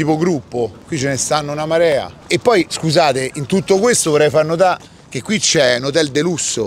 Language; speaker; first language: Italian; native; Italian